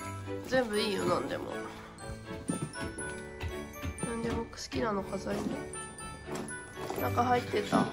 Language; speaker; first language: Japanese; native; Japanese